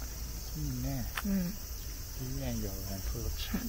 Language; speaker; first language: Chinese; non-native, learner; Japanese